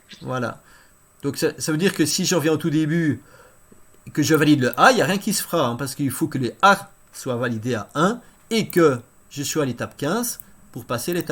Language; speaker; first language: French; native; French